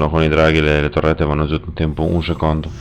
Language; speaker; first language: Italian; native; Italian